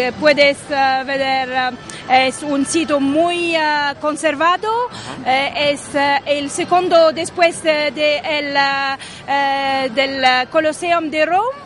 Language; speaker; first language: Spanish; non-native, local second language; Arabic